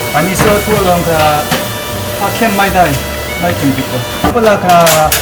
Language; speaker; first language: Thai; non-native, learner; Korean